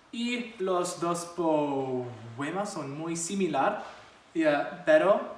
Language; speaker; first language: Spanish; non-native, learner; English